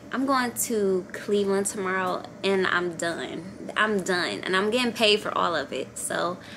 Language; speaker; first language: English; native; English